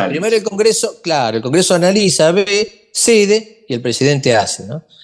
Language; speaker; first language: Spanish; native; Spanish